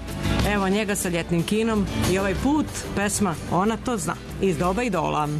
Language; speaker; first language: Serbian; native; Serbian